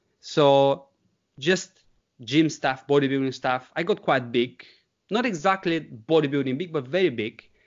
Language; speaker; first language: English; non-native, fluent; Bulgarian